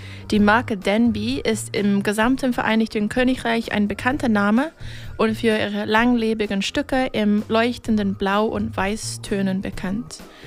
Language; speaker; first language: German; non-native, fluent; English